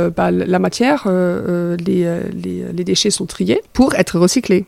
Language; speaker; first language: French; non-native, fluent; German